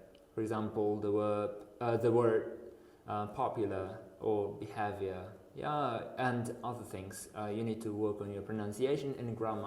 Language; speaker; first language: English; non-native, fluent; Uzbek